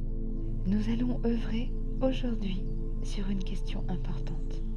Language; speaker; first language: French; native; French